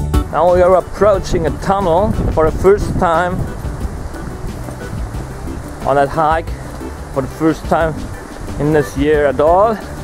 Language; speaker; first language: English; non-native, fluent; German